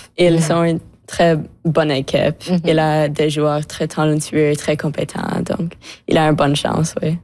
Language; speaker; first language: French; non-native, local second language; English